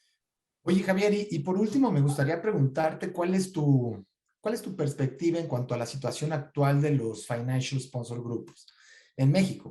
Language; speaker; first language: Spanish; native; Spanish